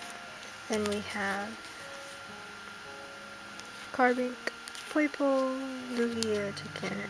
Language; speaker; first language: English; native; English